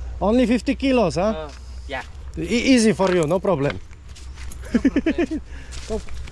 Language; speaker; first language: English; non-native, learner; Polish